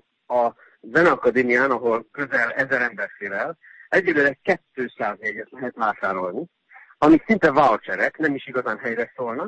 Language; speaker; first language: Hungarian; native; Hungarian